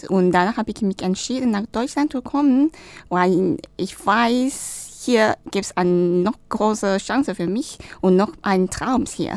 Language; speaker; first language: German; non-native, learner; Chinese